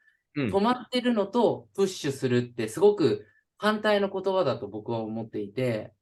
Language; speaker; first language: Japanese; native; Japanese